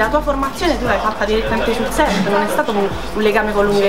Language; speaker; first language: Italian; native; Italian